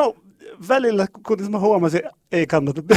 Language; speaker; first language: Finnish; non-native, learner; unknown